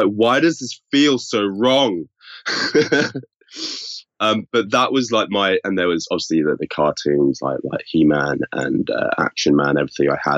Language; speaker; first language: English; native; English